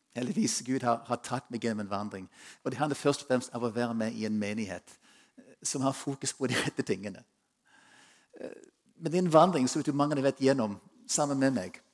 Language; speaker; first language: Norwegian; non-native, fluent; English